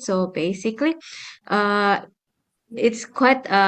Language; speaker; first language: English; non-native, fluent; Indonesian